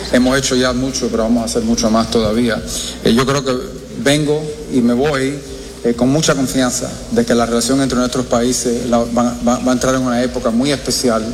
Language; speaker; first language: Spanish; early bilingual, heritage; Spanish